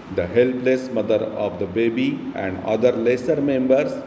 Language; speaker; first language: English; non-native, local second language; Marathi